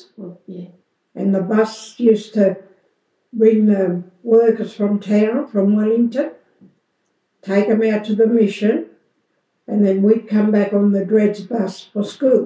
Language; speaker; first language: English; native; English